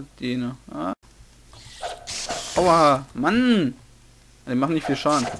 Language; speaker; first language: German; native; German